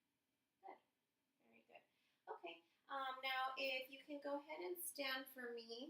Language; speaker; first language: English; native; English